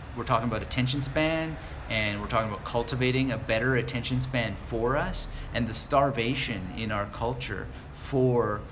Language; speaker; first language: English; native; English